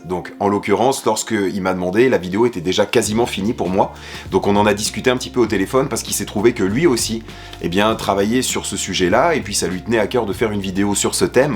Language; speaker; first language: French; native; French